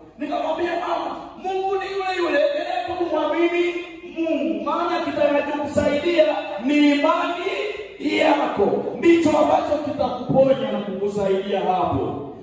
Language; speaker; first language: Swahili; native; Swahili